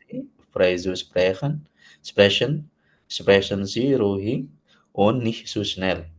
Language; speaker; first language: German; non-native, learner; Indonesian